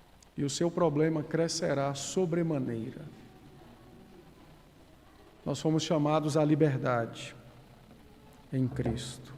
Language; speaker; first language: Portuguese; native; Portuguese